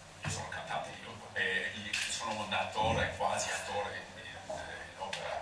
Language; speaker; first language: Italian; non-native, learner; English